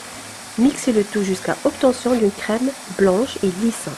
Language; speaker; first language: French; non-native, local second language; Arabic